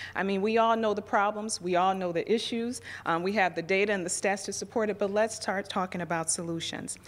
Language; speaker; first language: English; native; English